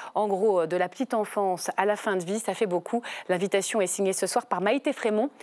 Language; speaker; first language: French; native; French